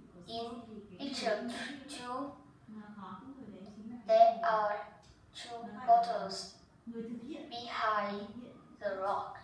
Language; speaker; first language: English; non-native, learner; Vietnamese